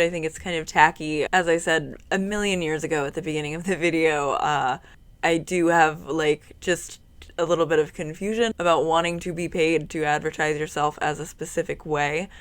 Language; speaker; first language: English; native; English